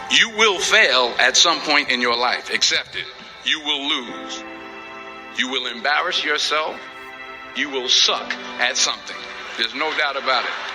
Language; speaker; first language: English; native; English